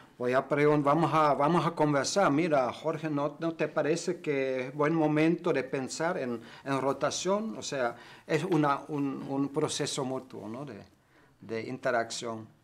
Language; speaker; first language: Spanish; non-native, fluent; German